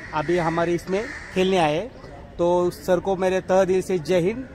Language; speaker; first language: Hindi; non-native, local second language; Marathi